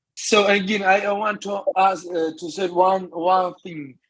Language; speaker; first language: English; non-native, learner; Russian